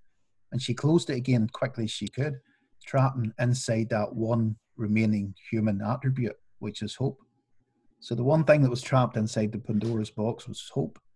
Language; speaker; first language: English; native; English